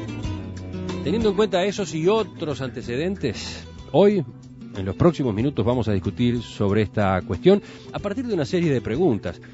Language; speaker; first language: Spanish; native; Spanish